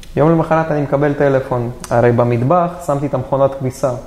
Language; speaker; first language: Hebrew; native; Hebrew